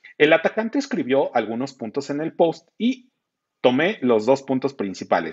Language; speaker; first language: Spanish; native; Spanish